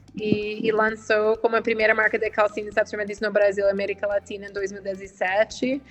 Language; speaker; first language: Portuguese; non-native, fluent; English